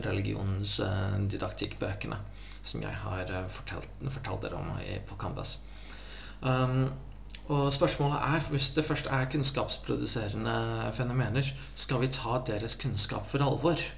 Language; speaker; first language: Norwegian; non-native, fluent; English